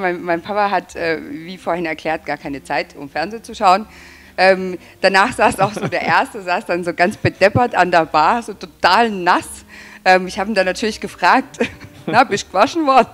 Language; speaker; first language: German; native; German